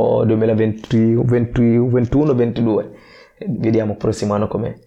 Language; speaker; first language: Italian; non-native, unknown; Fula